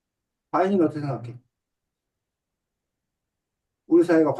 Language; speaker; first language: Korean; native; Korean